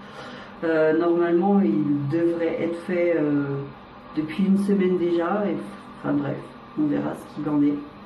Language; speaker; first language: French; native; French